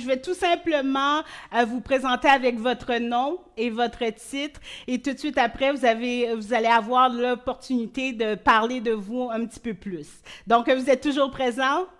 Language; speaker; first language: French; native; French